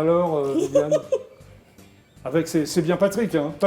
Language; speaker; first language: French; native; French